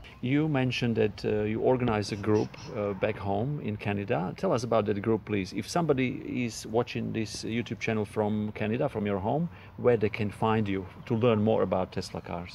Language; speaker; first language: English; non-native, fluent; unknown